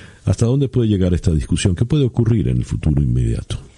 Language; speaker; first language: Spanish; native; Spanish